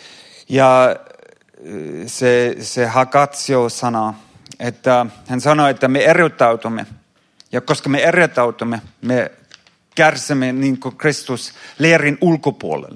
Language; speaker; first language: Finnish; non-native, fluent; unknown